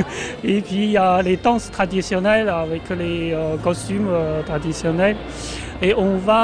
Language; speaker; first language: French; non-native, fluent; Chinese